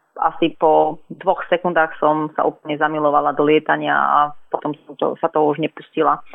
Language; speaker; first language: Slovak; native; Slovak